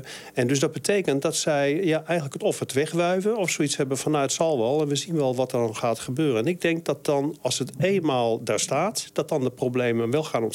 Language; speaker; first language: Dutch; native; Dutch